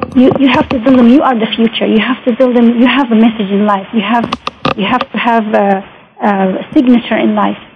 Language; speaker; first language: English; non-native, fluent; Arabic